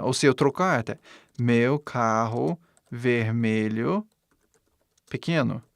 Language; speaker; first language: Portuguese; non-native, fluent; English